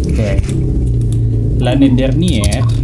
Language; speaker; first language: French; non-native, fluent; Indonesian